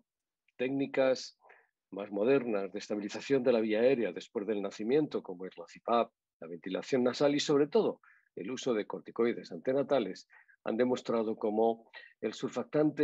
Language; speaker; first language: Spanish; native; Spanish